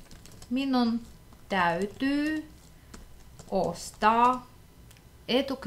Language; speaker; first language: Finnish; non-native, fluent; Russian